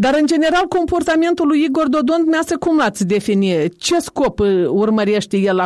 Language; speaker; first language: Romanian; native; Romanian